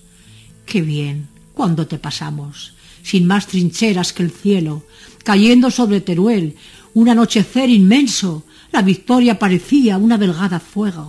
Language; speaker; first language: Spanish; native; Spanish